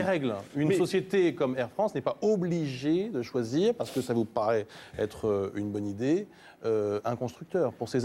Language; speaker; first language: French; native; French